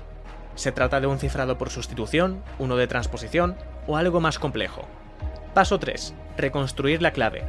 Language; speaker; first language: Spanish; native; Spanish